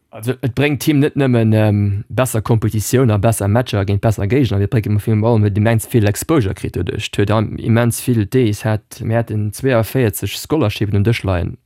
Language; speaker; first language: Luxembourgish; native; Luxembourgish